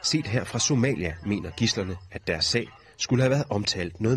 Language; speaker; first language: Danish; native; Danish